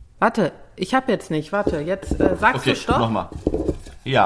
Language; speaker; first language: German; native; German